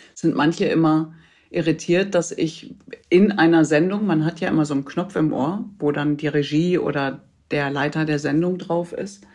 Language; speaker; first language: German; native; German